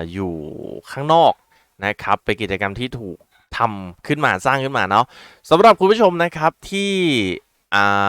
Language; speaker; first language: Thai; native; Thai